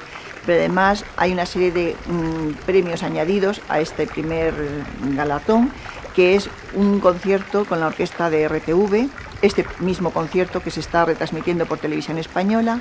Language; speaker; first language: Spanish; native; Spanish